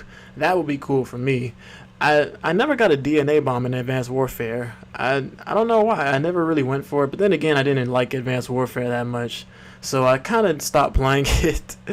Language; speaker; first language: English; native; English